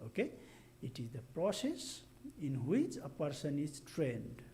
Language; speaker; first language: English; non-native, local second language; Nepali